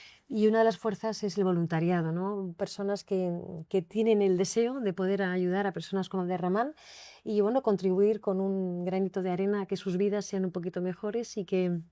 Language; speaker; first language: Spanish; native; Spanish